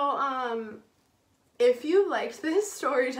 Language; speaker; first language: English; native; English